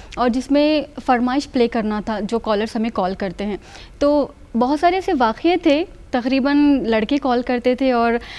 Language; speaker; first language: Hindi; native; Hindi